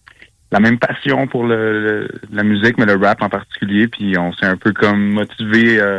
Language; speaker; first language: French; native; French